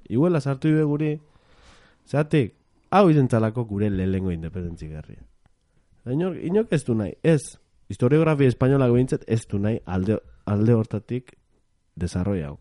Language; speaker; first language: Basque; native; Basque